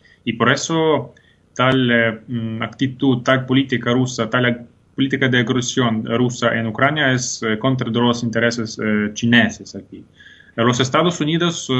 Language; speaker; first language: Spanish; non-native, fluent; Ukrainian